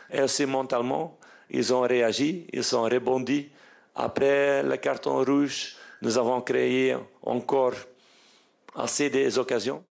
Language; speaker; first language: French; non-native, fluent; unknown